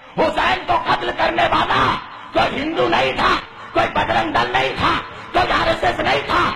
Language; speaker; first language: Urdu; native; Urdu